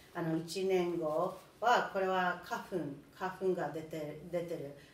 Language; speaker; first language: Japanese; non-native, learner; English